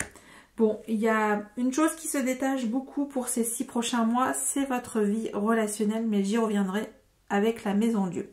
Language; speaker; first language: French; native; French